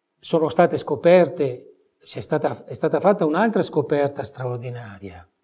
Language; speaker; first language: Italian; native; Italian